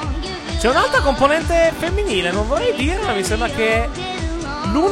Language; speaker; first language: Italian; native; Italian